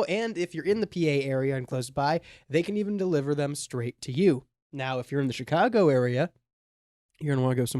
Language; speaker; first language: English; native; English